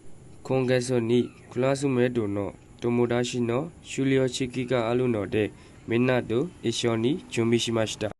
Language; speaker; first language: Japanese; non-native, learner; Burmese